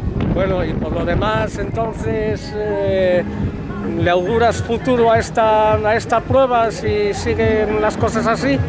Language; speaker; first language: Spanish; native; Spanish